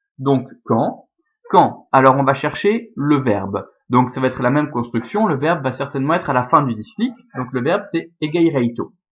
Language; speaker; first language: French; native; French